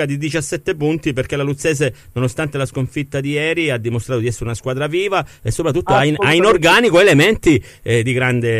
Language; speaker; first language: Italian; native; Italian